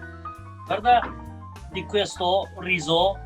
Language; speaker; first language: Italian; non-native, learner; Japanese